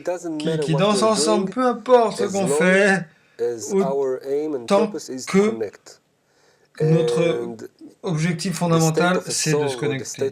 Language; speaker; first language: French; non-native, fluent; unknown